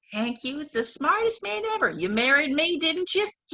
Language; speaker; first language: English; native; English